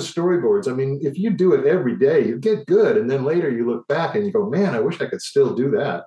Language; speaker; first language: English; native; English